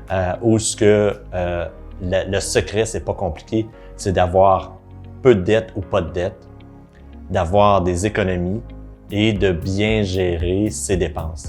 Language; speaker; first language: French; native; French